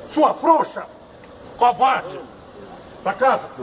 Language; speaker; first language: Portuguese; native; Portuguese